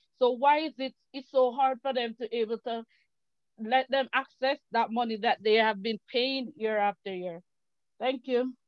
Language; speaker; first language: English; native; English